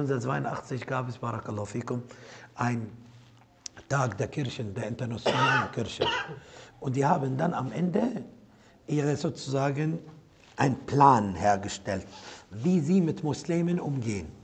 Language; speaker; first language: German; non-native, fluent; Arabic